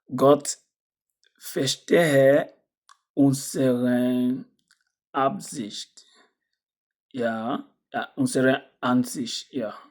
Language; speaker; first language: German; non-native, learner; French